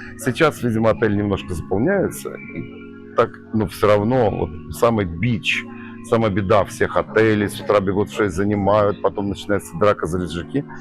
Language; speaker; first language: Russian; native; Russian